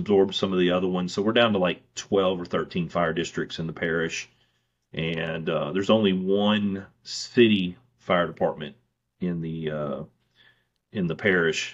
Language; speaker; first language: English; native; English